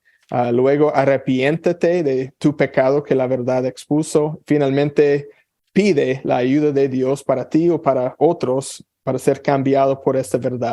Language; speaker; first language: Spanish; non-native, fluent; English